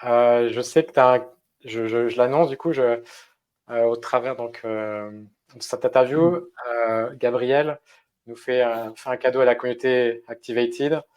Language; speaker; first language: French; native; French